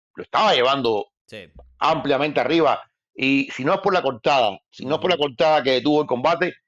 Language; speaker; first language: Spanish; native; Spanish